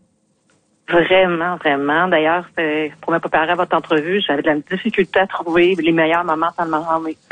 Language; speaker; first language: French; native; French